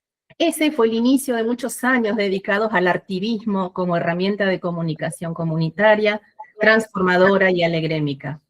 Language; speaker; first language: Spanish; native; Spanish